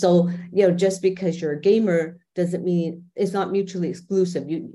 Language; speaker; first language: English; native; English